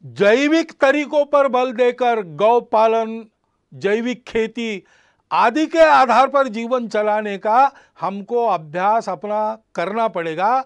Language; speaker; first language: Hindi; non-native, local second language; Marathi